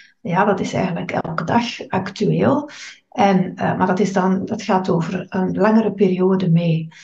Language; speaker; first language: Dutch; native; Dutch